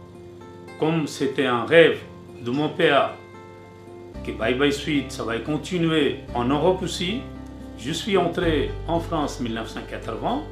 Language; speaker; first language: French; non-native, learner; Urdu